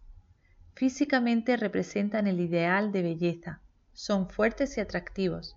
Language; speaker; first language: Spanish; native; Spanish